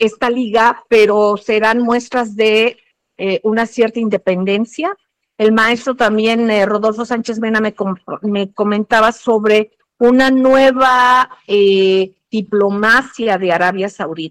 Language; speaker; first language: Spanish; native; Spanish